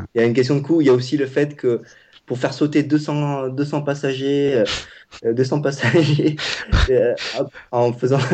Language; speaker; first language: French; non-native, fluent; Vietnamese